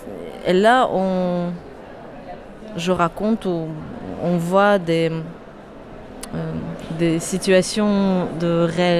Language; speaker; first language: French; non-native, fluent; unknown